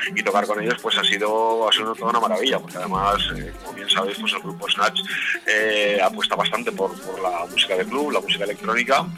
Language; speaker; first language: Spanish; native; Spanish